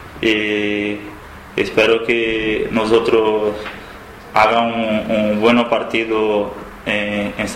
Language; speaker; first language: Spanish; non-native, learner; Portuguese